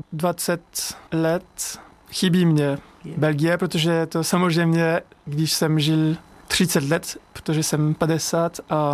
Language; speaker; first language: Czech; non-native, learner; French